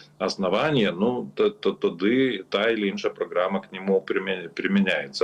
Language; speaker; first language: Ukrainian; non-native, learner; Lithuanian